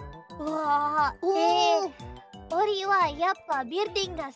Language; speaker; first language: Japanese; non-native, fluent; Indonesian